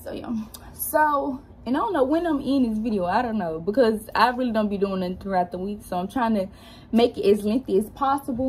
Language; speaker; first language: English; native; English